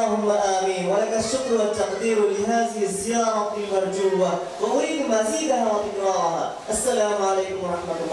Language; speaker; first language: Arabic; non-native, learner; Bangla